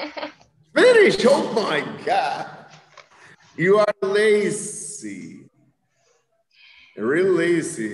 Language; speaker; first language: English; non-native, fluent; Spanish